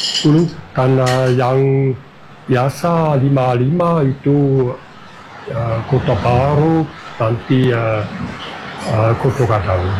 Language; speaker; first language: Indonesian; non-native, fluent; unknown